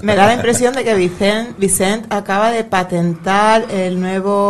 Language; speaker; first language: Spanish; native; Spanish